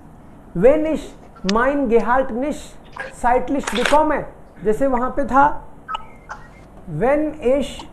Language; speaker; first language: German; non-native, fluent; Hindi